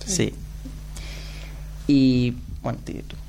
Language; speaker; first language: Spanish; native; Spanish